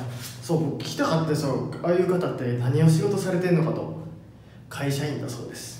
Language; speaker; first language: Japanese; native; Japanese